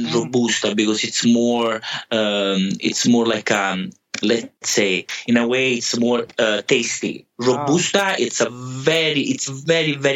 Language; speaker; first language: English; non-native, fluent; Italian